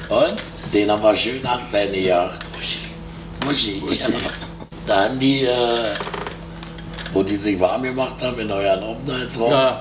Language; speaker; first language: German; native; German